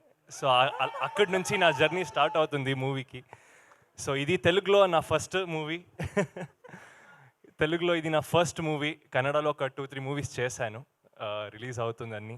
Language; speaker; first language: Telugu; non-native, learner; Kannada